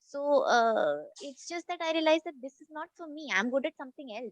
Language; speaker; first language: English; non-native, local second language; Hindi